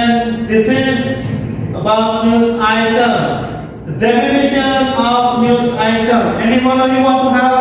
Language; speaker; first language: English; non-native, fluent; Indonesian